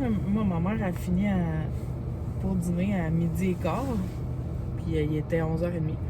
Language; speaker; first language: French; native; French